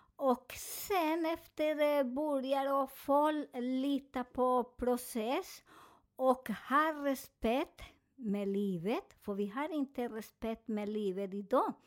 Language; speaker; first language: Swedish; non-native, fluent; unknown